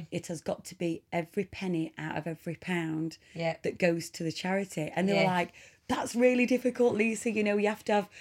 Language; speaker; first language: English; native; English